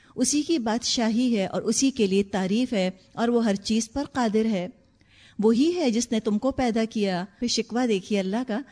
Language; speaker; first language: Urdu; native; Urdu